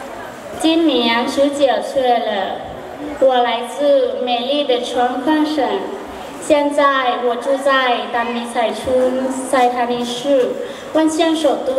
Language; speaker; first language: Chinese; non-native, learner; Hmong